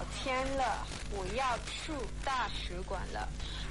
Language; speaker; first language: Chinese; non-native, learner; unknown